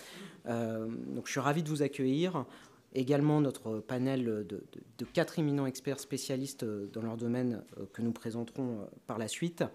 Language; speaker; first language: French; native; French